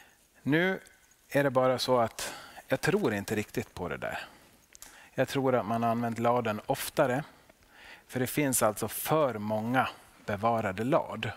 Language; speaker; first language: Swedish; non-native, local second language; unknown